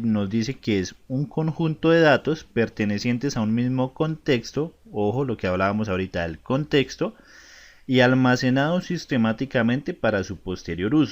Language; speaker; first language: Spanish; native; Spanish